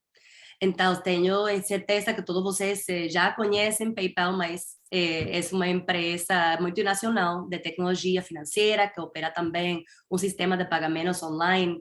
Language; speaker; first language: Portuguese; non-native, fluent; Spanish